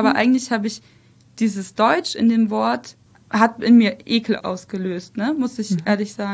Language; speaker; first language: German; early bilingual, other home language; Russian